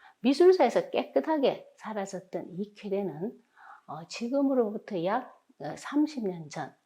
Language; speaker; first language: Korean; native; Korean